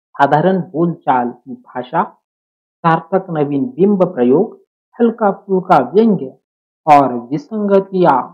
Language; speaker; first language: Hindi; non-native, local second language; Marathi